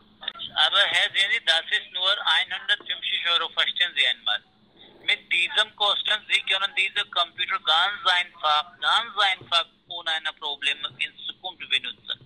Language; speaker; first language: German; non-native, learner; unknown